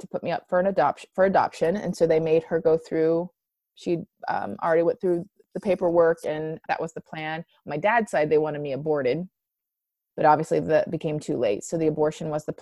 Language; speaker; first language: English; native; English